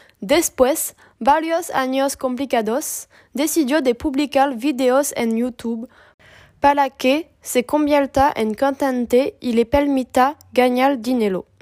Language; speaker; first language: Spanish; non-native, learner; French